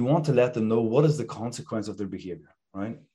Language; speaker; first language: English; native; English